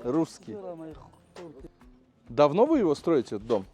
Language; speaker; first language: Russian; native; Russian